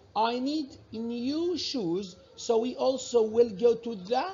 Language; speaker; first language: English; non-native, fluent; Arabic